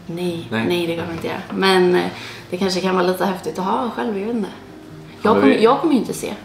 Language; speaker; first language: Swedish; native; Swedish